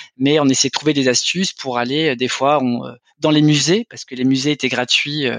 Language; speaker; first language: French; native; French